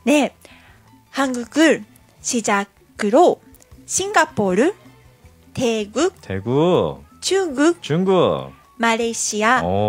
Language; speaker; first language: Korean; non-native, learner; Japanese